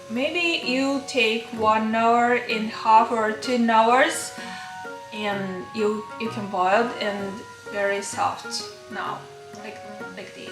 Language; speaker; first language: English; non-native, learner; Japanese